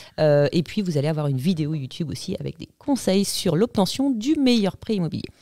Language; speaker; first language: French; native; French